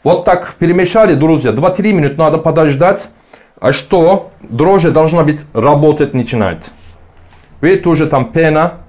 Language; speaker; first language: Russian; non-native, learner; Turkish